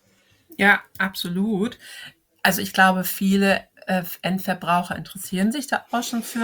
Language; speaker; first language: German; native; German